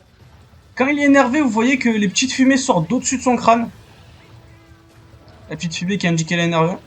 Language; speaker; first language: French; native; French